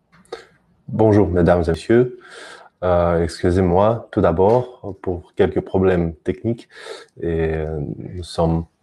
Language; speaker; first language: French; non-native, fluent; Russian